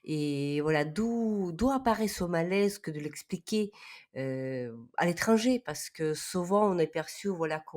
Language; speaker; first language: French; non-native, fluent; Ukrainian